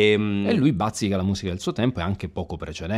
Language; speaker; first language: Italian; native; Italian